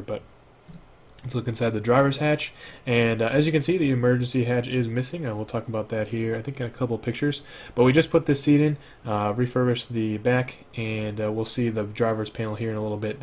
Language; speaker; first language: English; native; English